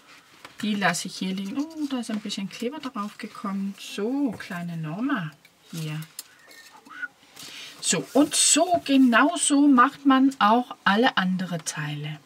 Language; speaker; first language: German; non-native, fluent; Danish